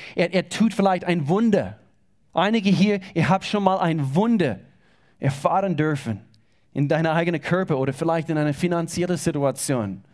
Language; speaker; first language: German; non-native, fluent; English